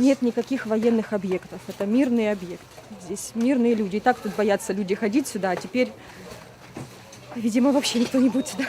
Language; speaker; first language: Russian; native; Russian